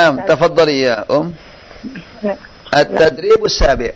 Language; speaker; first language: Arabic; non-native, fluent; Indonesian